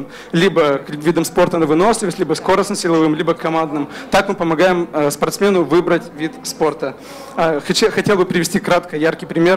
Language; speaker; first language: Russian; native; Russian